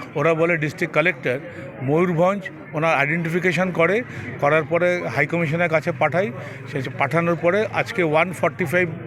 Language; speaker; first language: Bangla; native; Bangla